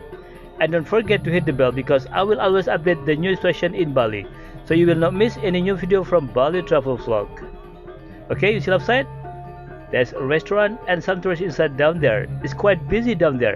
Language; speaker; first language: English; non-native, learner; Indonesian